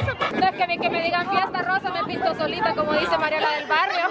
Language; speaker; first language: Spanish; native; Spanish